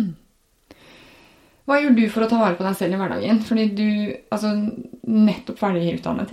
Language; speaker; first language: Norwegian; native; Norwegian